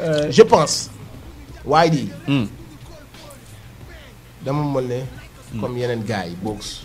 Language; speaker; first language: French; non-native, local second language; Wolof